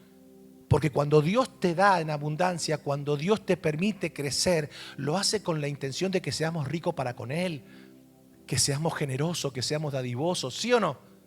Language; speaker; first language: Spanish; native; Spanish